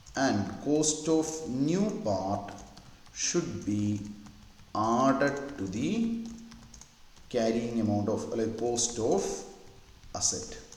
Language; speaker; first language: English; non-native, local second language; Malayalam